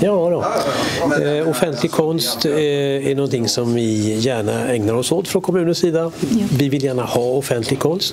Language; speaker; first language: Swedish; native; Swedish